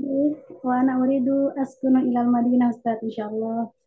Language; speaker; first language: Arabic; non-native, learner; Indonesian